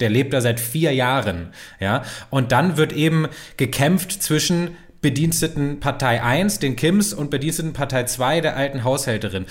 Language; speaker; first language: German; native; German